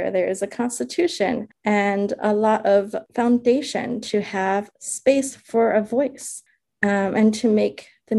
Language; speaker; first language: English; early bilingual, other home language; Chinese